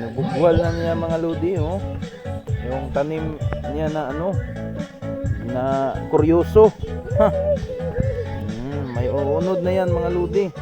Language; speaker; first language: Filipino; non-native, local second language; Cebuano